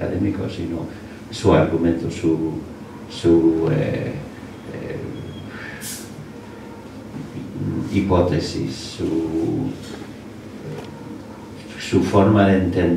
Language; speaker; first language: Spanish; non-native, fluent; English